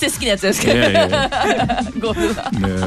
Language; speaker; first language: Japanese; native; Japanese